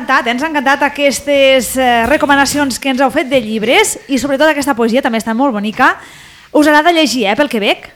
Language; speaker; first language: Catalan; native; Catalan